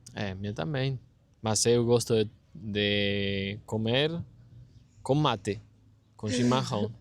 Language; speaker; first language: Portuguese; non-native, learner; Spanish